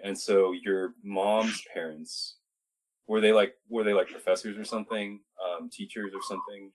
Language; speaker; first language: English; early bilingual, other home language; Chinese